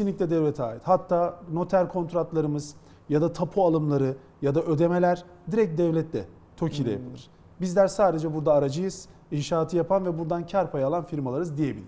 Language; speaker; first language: Turkish; native; Turkish